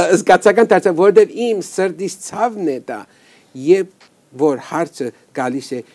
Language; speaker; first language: Armenian; early bilingual, heritage; Armenian